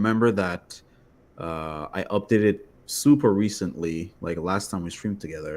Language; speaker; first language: English; native; English